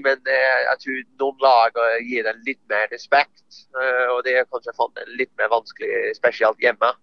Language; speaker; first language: Norwegian; non-native, fluent; English